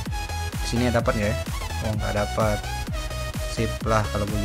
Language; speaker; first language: Indonesian; native; Indonesian